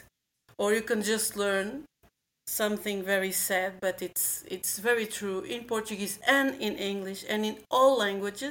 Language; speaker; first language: English; non-native, fluent; Portuguese